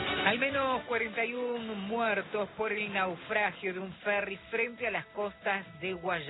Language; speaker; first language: Spanish; native; Spanish